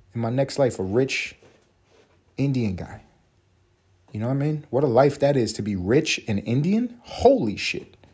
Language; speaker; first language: English; native; English